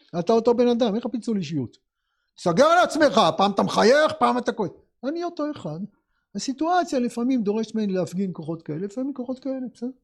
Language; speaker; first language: Hebrew; native; Hebrew